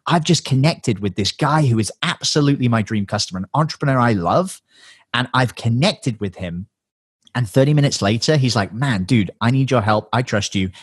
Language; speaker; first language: English; native; English